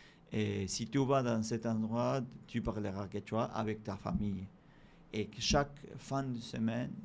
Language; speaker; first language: French; non-native, fluent; Spanish